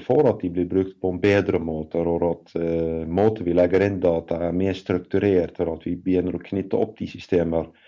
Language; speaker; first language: Norwegian; non-native, fluent; Dutch